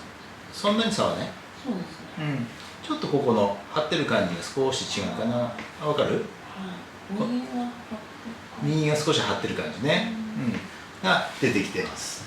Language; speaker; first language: Japanese; native; Japanese